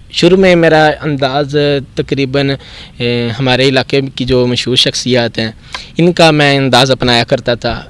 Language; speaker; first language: Urdu; non-native, local second language; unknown